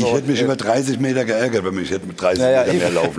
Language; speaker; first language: German; native; German